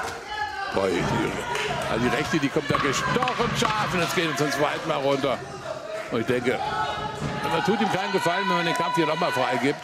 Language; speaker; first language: German; native; German